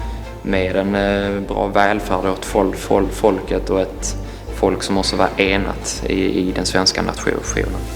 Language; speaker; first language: Swedish; native; Swedish